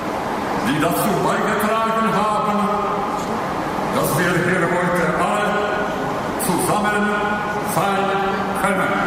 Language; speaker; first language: German; non-native, fluent; Czech